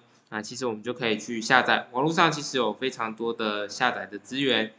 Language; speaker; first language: Chinese; native; Chinese